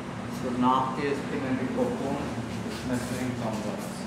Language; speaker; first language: German; non-native, learner; Sinhala